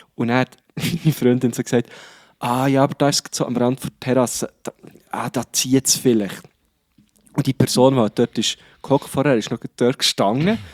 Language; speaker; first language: German; native; German